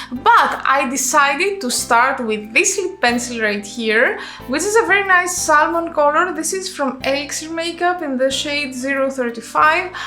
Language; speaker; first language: English; non-native, fluent; Greek